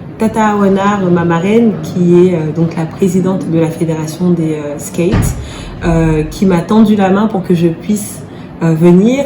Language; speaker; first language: French; early bilingual, other home language; Wolof